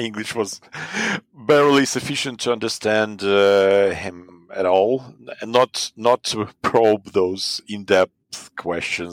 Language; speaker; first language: English; non-native, fluent; Russian